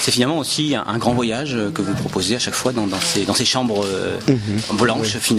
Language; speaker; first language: French; native; French